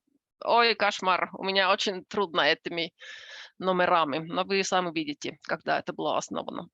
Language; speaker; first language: Russian; non-native, fluent; Finnish